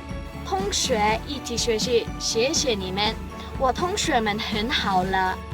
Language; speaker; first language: Chinese; non-native, learner; Mongolian